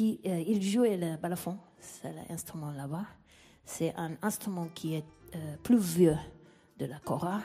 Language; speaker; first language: French; non-native, learner; English